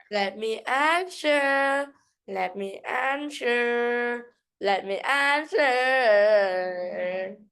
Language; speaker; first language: English; non-native, learner; Vietnamese